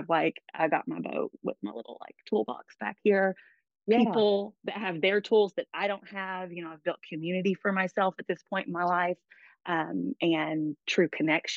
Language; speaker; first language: English; native; English